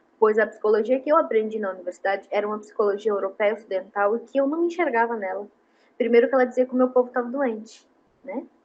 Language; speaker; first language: Portuguese; non-native, local second language; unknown